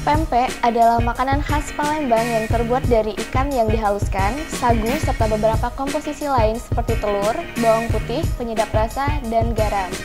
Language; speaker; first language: Indonesian; native; Indonesian